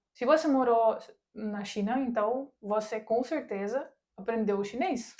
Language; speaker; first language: Portuguese; non-native, fluent; Russian